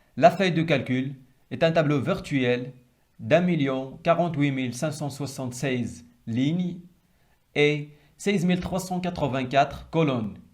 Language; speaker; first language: French; non-native, local second language; Arabic